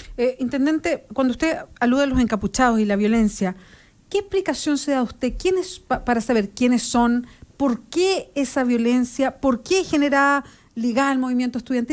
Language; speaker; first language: Spanish; native; Spanish